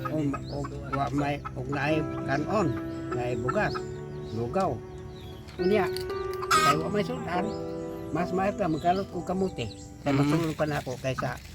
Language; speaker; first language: Cebuano; non-native, local second language; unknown